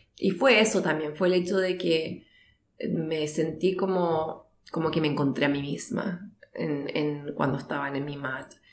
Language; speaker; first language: Spanish; native; Spanish